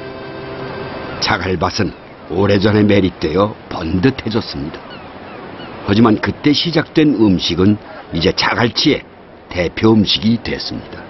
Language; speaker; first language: Korean; native; Korean